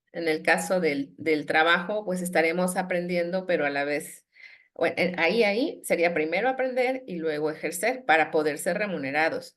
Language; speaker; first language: Spanish; native; Spanish